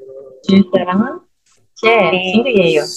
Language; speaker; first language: Korean; non-native, learner; Filipino